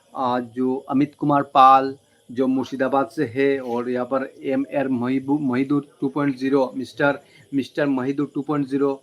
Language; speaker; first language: Hindi; non-native, local second language; Bangla